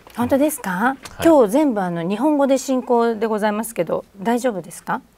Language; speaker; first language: Japanese; native; Japanese